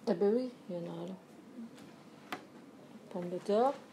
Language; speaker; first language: French; non-native, learner; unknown